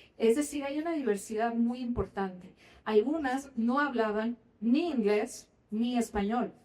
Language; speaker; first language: Spanish; native; Spanish